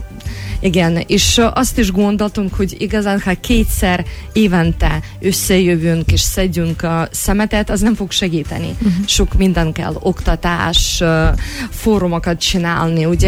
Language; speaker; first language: Hungarian; non-native, fluent; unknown